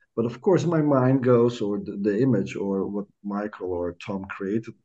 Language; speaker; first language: English; non-native, fluent; Croatian